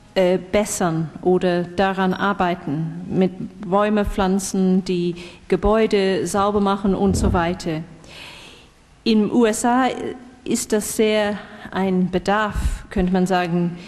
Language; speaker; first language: German; non-native, fluent; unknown